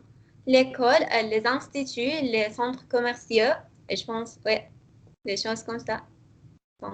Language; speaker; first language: French; non-native, learner; Persian